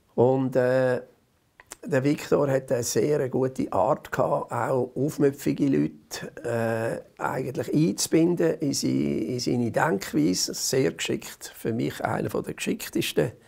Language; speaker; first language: German; native; German